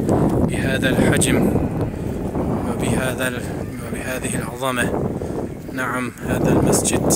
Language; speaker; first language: Arabic; non-native, fluent; Turkish